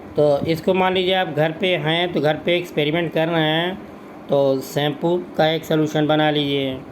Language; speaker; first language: Hindi; native; Hindi